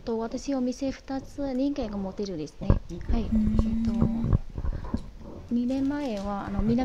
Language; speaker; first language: Japanese; non-native, learner; Vietnamese